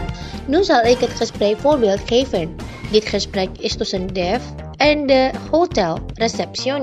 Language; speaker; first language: Dutch; non-native, learner; Indonesian